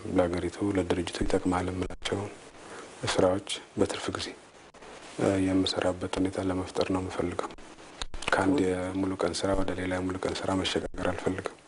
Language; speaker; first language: Amharic; non-native, local second language; Tigrinya